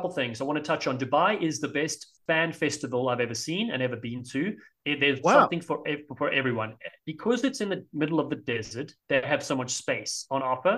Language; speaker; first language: English; native; English